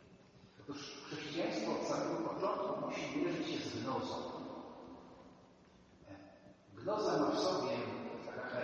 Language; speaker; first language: Polish; native; Polish